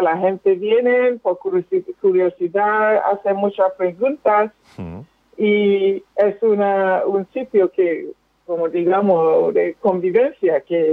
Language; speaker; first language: Spanish; non-native, fluent; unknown